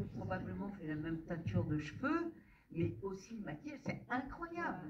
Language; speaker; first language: French; native; French